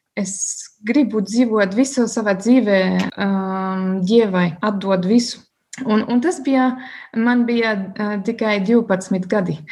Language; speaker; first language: Latvian; non-native, learner; German